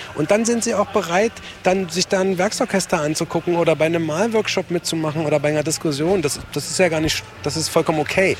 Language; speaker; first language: German; native; German